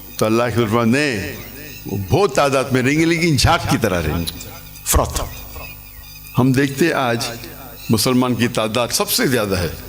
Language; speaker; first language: Urdu; non-native, local second language; English